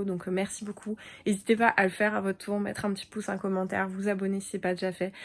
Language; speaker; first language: French; native; French